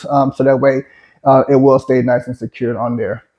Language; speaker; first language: English; native; English